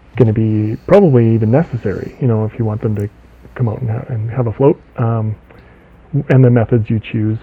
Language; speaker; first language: English; native; English